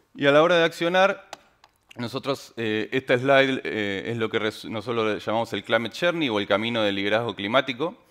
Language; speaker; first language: Spanish; native; Spanish